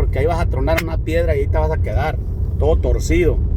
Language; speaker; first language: Spanish; early bilingual, heritage; Spanish